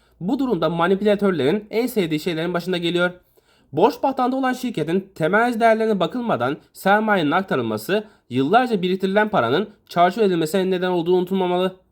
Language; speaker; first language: Turkish; native; Turkish